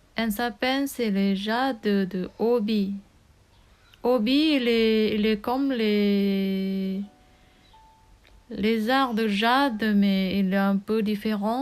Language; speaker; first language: French; non-native, learner; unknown